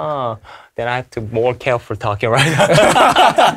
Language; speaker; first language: English; non-native, learner; Korean